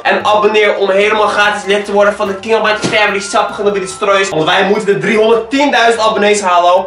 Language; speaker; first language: Dutch; native; Dutch